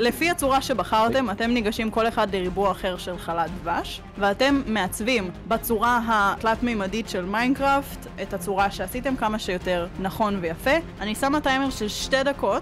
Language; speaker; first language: Hebrew; native; Hebrew